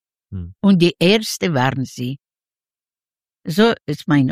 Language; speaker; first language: German; non-native, learner; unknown